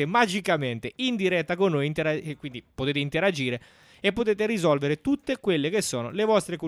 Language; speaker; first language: Italian; native; Italian